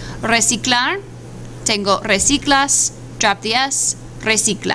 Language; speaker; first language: Spanish; non-native, fluent; English